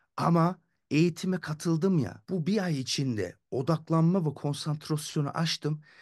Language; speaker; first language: Turkish; early bilingual, heritage; Turkish